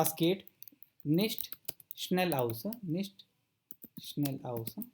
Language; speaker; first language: German; non-native, fluent; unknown